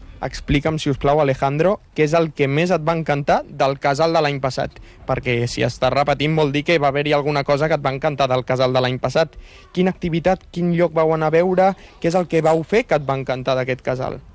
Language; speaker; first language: Catalan; native; Catalan